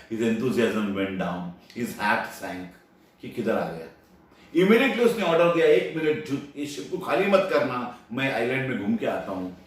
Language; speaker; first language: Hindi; non-native, local second language; Marathi